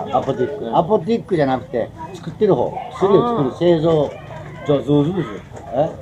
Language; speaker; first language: Japanese; native; Japanese